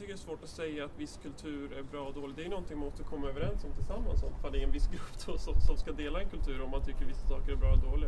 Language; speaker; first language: Swedish; native; Swedish